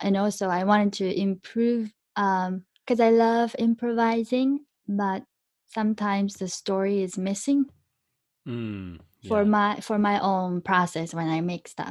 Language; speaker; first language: English; early bilingual, other home language; Japanese